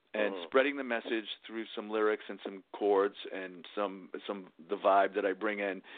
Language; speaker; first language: English; native; English